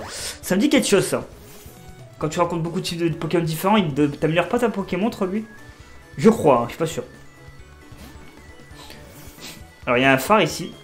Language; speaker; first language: French; native; French